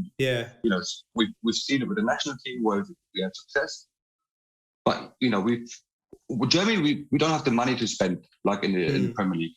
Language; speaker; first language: English; non-native, fluent; German